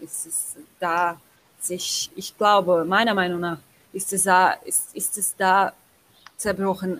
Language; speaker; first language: German; non-native, learner; Portuguese